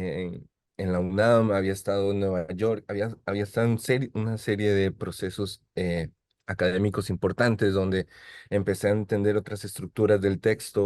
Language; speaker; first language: Spanish; native; Spanish